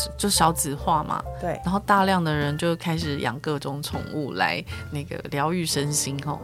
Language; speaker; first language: Chinese; native; Chinese